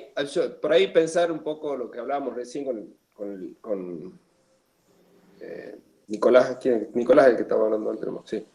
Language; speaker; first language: Spanish; native; Spanish